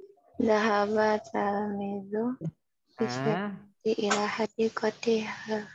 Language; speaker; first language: Arabic; non-native, learner; Indonesian